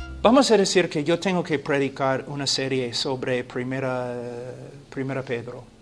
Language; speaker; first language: Spanish; non-native, fluent; English